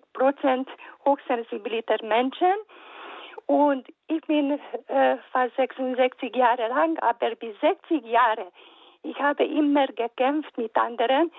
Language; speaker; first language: German; non-native, fluent; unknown